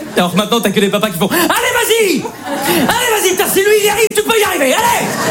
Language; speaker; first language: French; native; French